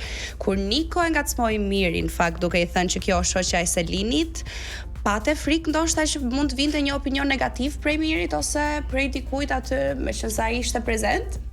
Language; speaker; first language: Albanian; native; Albanian